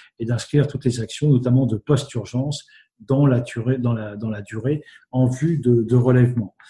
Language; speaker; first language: French; native; French